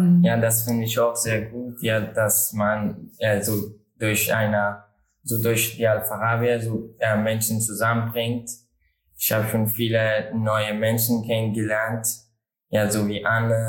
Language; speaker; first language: German; non-native, learner; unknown